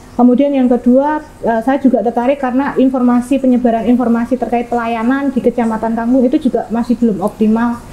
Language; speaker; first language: Indonesian; native; Indonesian